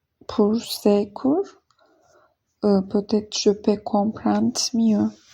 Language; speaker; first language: French; non-native, learner; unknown